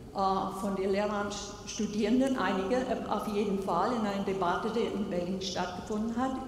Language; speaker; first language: German; non-native, fluent; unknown